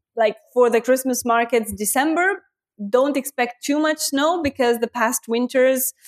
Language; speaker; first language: English; non-native, fluent; Lithuanian